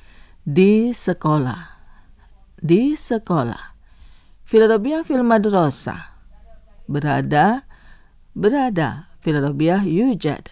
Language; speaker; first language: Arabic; non-native, fluent; Indonesian